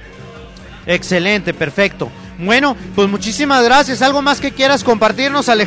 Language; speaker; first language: Spanish; native; Spanish